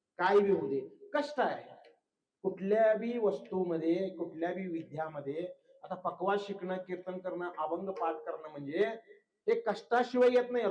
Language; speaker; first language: Marathi; non-native, local second language; Kannada